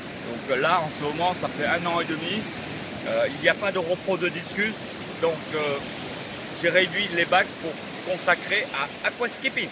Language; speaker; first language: French; early bilingual, other home language; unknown